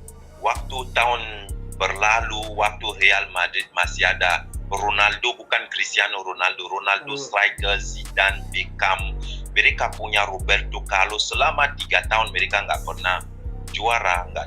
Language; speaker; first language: Indonesian; non-native, fluent; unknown